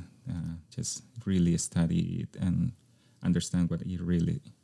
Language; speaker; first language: English; non-native, fluent; Spanish